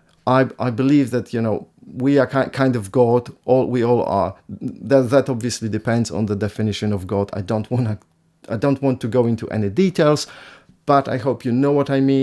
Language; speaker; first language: English; non-native, fluent; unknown